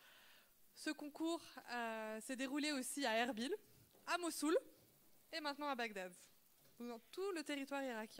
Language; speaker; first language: French; native; French